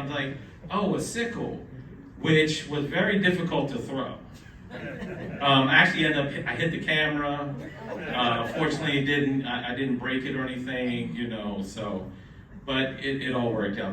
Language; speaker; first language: English; native; English